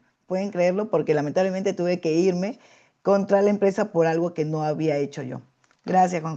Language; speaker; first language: Spanish; native; Spanish